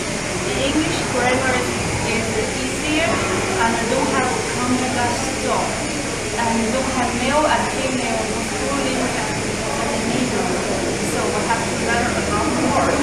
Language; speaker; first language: English; non-native, learner; Chinese